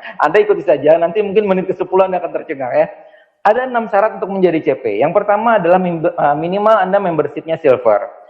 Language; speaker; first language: Indonesian; native; Indonesian